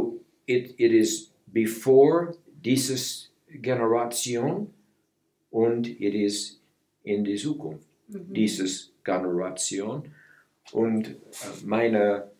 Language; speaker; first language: German; non-native, learner; English